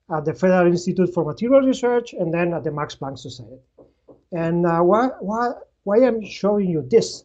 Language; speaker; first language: English; non-native, fluent; Spanish